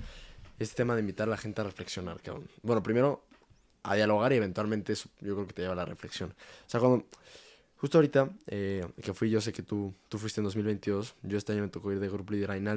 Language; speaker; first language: Spanish; native; Spanish